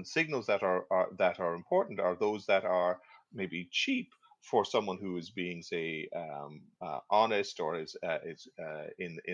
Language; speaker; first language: English; native; English